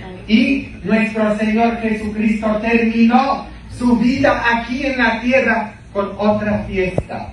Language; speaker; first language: Spanish; non-native, fluent; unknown